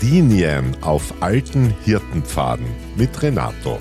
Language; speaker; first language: German; native; German